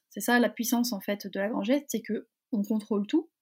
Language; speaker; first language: French; native; French